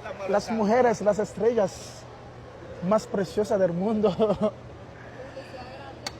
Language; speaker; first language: Spanish; non-native, learner; Haitian Creole